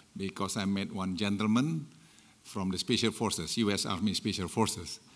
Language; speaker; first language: English; non-native, fluent; Indonesian